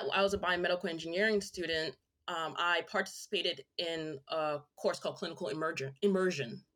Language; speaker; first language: English; early bilingual, other home language; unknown